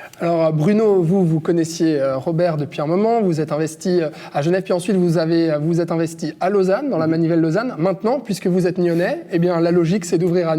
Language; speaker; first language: French; native; French